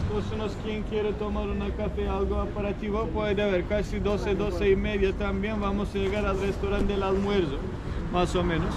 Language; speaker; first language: Spanish; non-native, fluent; Turkish